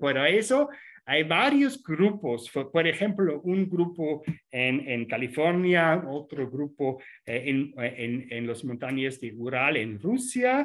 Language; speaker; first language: Spanish; non-native, fluent; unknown